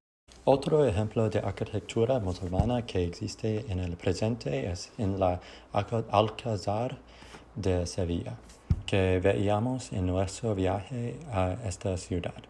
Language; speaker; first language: Spanish; non-native, learner; English